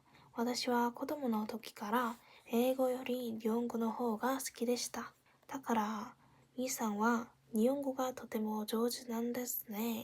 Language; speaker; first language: Japanese; non-native, fluent; Korean